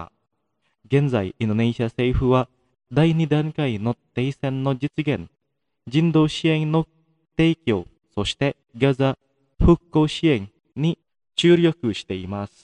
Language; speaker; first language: Japanese; non-native, fluent; Indonesian